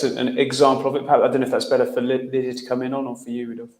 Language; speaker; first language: English; native; English